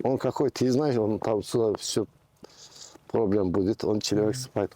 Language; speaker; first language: Russian; non-native, learner; Turkish